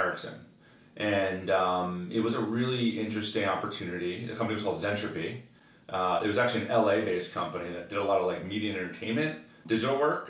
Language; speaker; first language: English; native; English